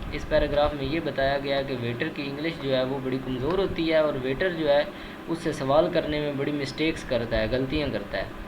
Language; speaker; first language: Urdu; native; Urdu